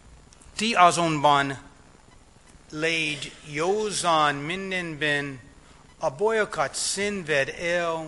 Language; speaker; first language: Hungarian; non-native, fluent; English